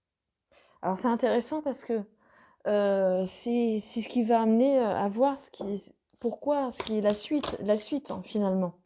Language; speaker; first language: French; native; French